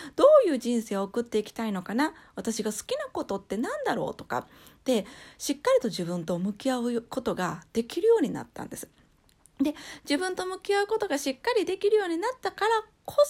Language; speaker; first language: Japanese; native; Japanese